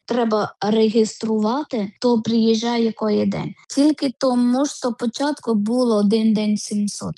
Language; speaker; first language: Ukrainian; non-native, learner; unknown